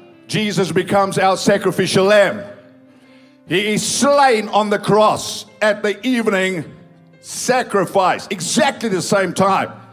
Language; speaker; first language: English; non-native, local second language; Afrikaans